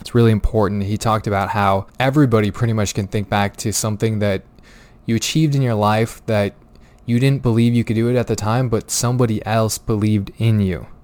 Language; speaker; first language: English; native; English